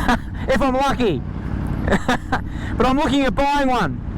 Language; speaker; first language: English; native; English